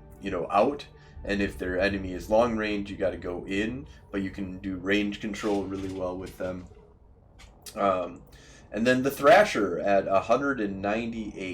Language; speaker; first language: English; native; English